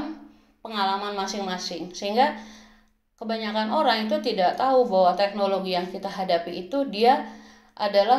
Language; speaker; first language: Indonesian; native; Indonesian